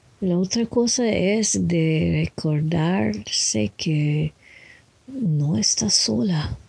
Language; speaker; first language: Spanish; non-native, learner; English